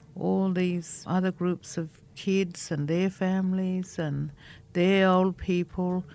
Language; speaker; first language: English; non-native, local second language; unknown